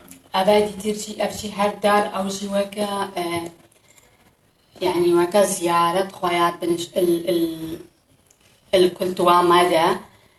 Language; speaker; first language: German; non-native, learner; Kurdish